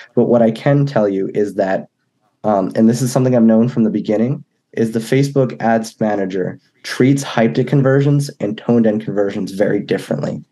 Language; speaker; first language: English; native; English